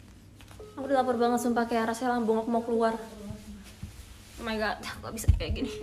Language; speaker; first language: Indonesian; native; Indonesian